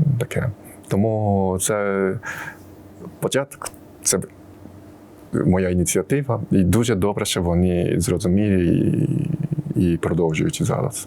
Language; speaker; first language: Ukrainian; non-native, fluent; Japanese